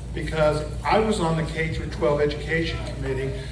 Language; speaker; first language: English; native; English